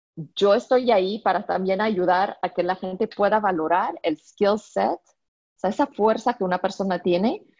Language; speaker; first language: Spanish; non-native, fluent; French